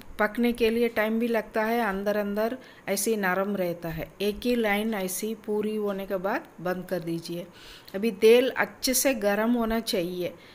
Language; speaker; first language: Hindi; non-native, local second language; Tamil